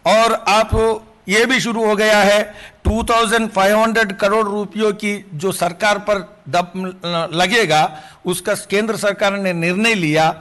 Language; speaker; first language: Hindi; non-native, local second language; Telugu